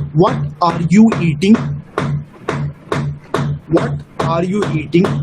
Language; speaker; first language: English; non-native, local second language; Urdu